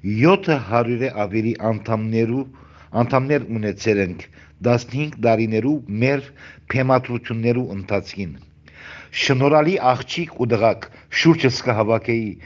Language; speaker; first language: Armenian; early bilingual, heritage; Armenian